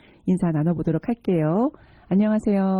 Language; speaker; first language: Korean; native; Korean